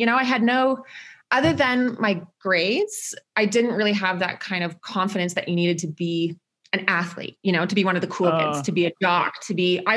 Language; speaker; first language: English; native; English